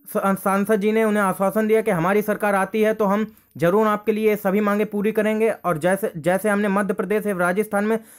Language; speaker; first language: Hindi; native; Hindi